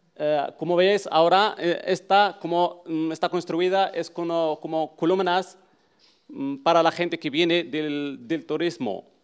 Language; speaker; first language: Spanish; non-native, learner; Arabic